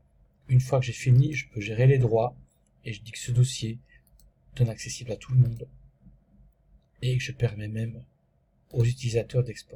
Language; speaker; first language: French; native; French